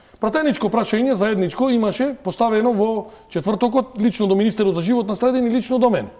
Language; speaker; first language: Macedonian; native; Macedonian